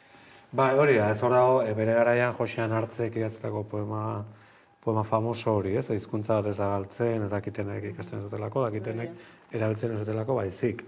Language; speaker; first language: Basque; native; Basque